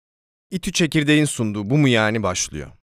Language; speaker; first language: Turkish; native; Turkish